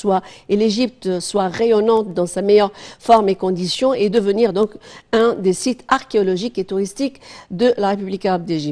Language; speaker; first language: French; non-native, fluent; Arabic